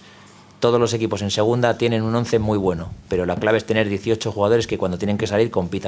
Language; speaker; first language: Spanish; native; Spanish